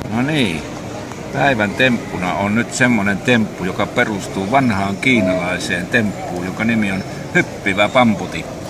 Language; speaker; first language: Finnish; native; Finnish